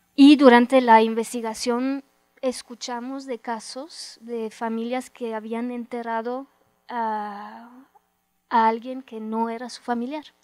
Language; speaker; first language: Spanish; non-native, fluent; Romanian